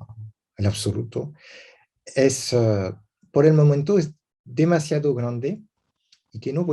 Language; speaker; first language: Spanish; non-native, learner; French